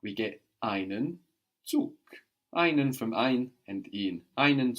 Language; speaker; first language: German; non-native, fluent; English